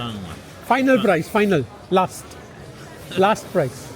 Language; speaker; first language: English; non-native, learner; Urdu